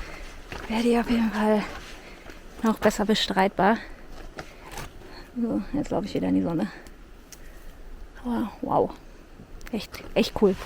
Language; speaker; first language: German; native; German